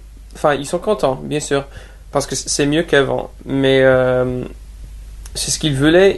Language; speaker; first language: French; non-native, fluent; English